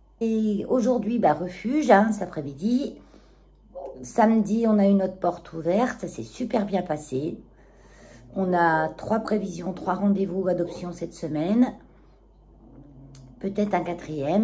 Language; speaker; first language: French; native; French